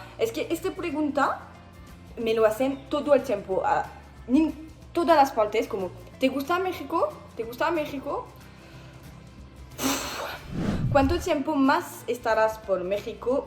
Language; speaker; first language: Spanish; non-native, learner; French